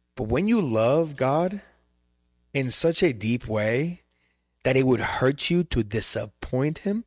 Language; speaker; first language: English; non-native, fluent; Spanish